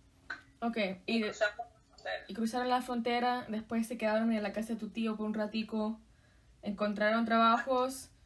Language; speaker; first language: Spanish; early bilingual, heritage; Spanish